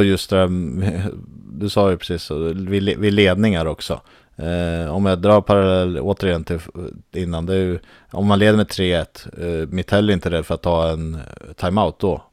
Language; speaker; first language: Swedish; native; Swedish